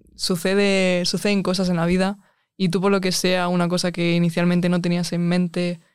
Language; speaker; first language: Spanish; native; Spanish